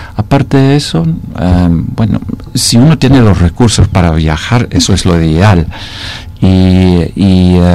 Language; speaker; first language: Spanish; non-native, fluent; English